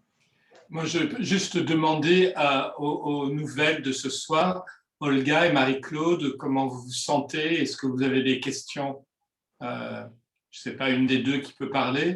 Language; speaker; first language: French; native; French